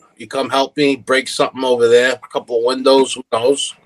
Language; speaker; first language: English; early bilingual, other home language; Italian